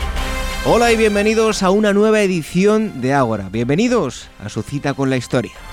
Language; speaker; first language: Spanish; native; Spanish